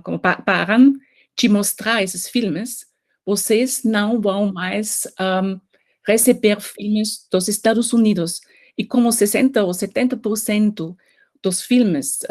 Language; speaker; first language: Portuguese; non-native, fluent; German